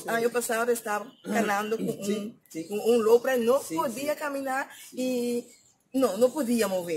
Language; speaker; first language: Spanish; non-native, learner; Papiamento